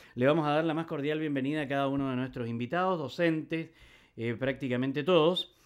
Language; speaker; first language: Spanish; native; Spanish